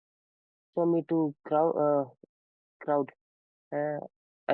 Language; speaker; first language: English; non-native, learner; Hindi